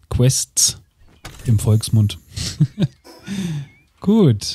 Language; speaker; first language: German; native; German